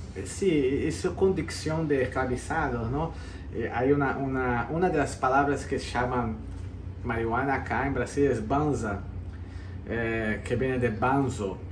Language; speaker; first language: Spanish; early bilingual, heritage; Spanish